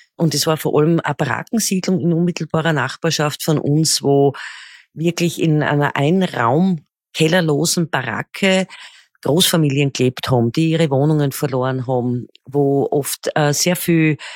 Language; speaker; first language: German; native; German